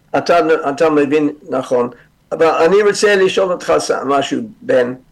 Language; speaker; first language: Hebrew; non-native, fluent; English